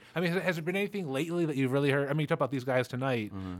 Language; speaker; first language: English; native; English